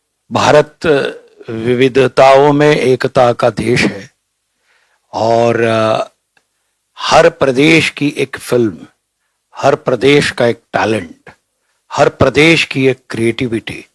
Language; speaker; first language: Hindi; native; Hindi